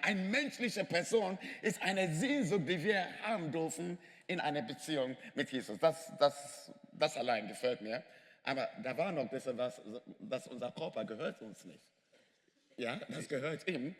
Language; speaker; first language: German; non-native, fluent; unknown